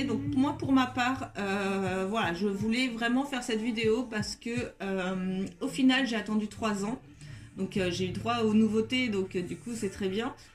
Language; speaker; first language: French; native; French